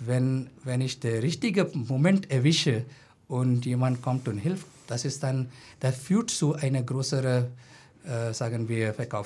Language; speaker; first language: German; non-native, fluent; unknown